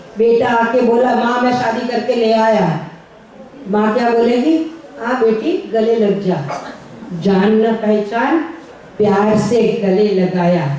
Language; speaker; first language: Hindi; non-native, local second language; Gujarati